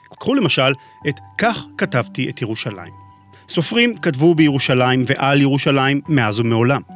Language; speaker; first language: Hebrew; native; Hebrew